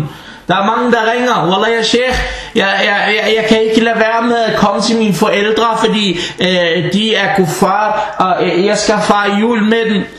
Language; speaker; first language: Danish; non-native, fluent; Arabic